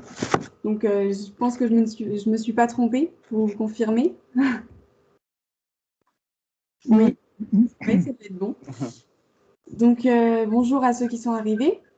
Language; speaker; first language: French; native; French